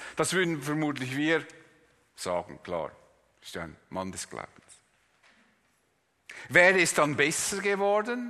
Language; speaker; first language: German; native; German